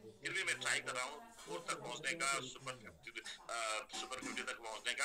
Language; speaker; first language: Hindi; native; Hindi